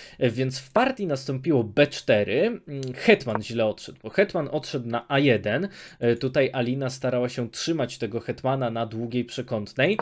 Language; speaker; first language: Polish; native; Polish